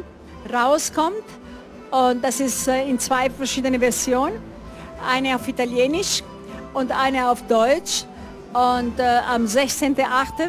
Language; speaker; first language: German; non-native, fluent; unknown